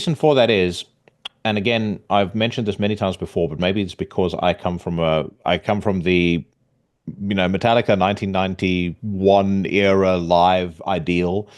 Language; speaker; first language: English; native; English